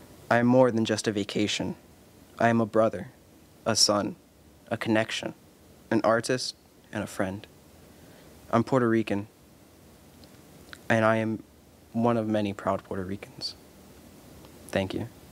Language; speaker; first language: English; early bilingual, other home language; Spanish